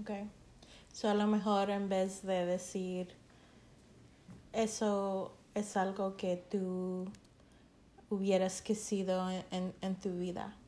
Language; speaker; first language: Spanish; early bilingual, heritage; Spanish